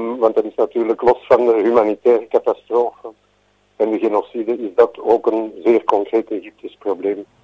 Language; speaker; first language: Dutch; native; Dutch